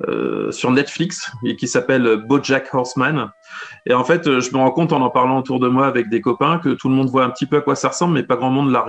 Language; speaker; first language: French; native; French